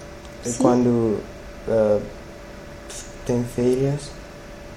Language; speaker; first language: Portuguese; non-native, learner; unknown